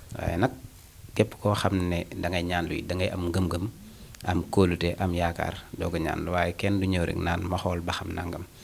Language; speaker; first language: Wolof; native; Wolof